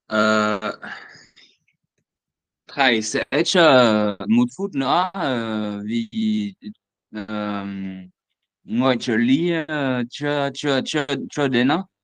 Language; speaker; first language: Vietnamese; non-native, learner; French